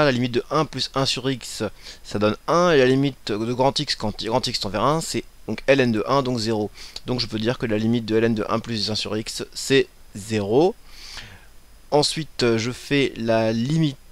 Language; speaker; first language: French; native; French